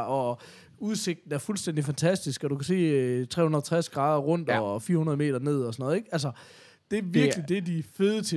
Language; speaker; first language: Danish; native; Danish